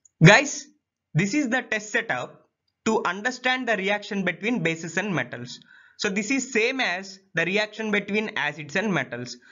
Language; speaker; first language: English; non-native, local second language; Telugu